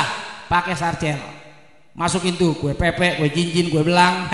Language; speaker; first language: Indonesian; native; Indonesian